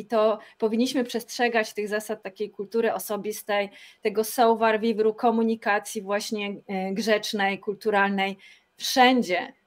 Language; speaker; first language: Polish; native; Polish